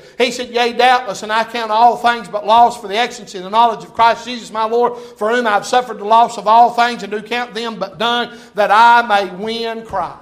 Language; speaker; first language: English; native; English